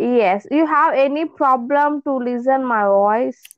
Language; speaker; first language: English; non-native, local second language; Telugu